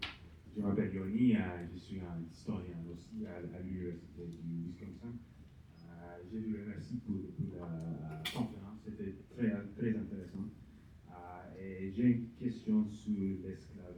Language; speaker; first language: French; non-native, fluent; English